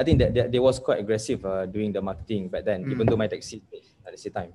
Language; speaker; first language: English; non-native, local second language; Malay